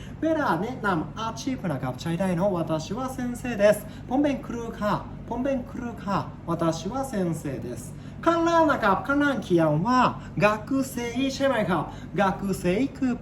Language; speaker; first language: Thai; non-native, learner; Japanese